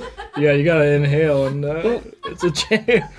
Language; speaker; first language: English; native; English